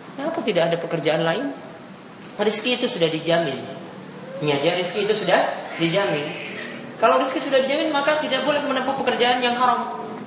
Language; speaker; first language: Indonesian; native; Indonesian